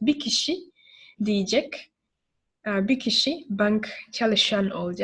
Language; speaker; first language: Turkish; non-native, learner; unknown